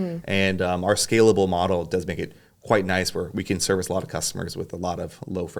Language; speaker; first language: English; native; English